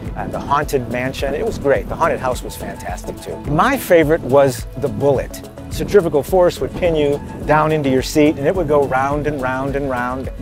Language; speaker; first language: English; native; English